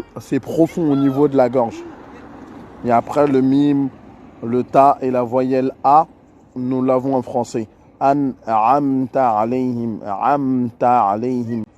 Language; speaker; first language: French; native; French